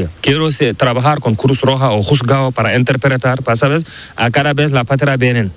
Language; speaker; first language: Spanish; non-native, learner; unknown